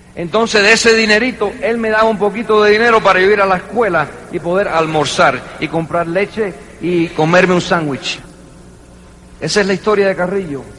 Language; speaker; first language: Spanish; early bilingual, heritage; Spanish